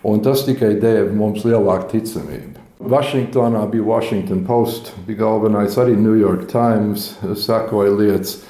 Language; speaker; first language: Latvian; early bilingual, heritage; Latvian